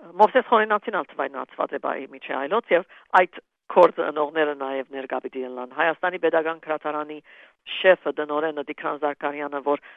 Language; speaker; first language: Armenian; early bilingual, heritage; Armenian